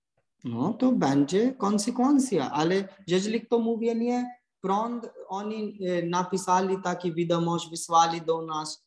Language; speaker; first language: Polish; non-native, learner; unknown